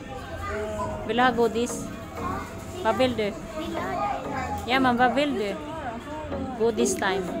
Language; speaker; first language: Swedish; non-native, learner; Filipino